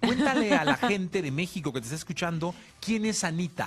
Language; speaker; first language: Spanish; native; Spanish